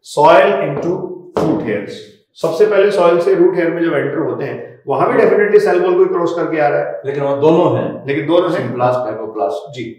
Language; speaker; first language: Hindi; native; Hindi